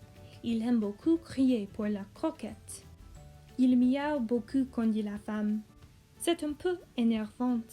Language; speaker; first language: French; non-native, learner; English